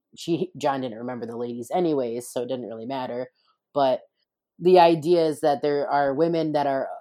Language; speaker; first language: English; native; English